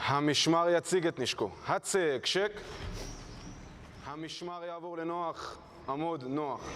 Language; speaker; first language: Hebrew; native; Hebrew